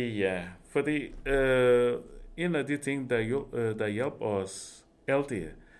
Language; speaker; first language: Danish; non-native, fluent; Portuguese